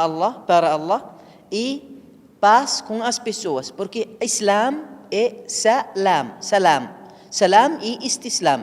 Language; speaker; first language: Portuguese; non-native, learner; Arabic